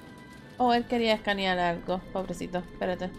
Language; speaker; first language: Spanish; early bilingual, heritage; Spanish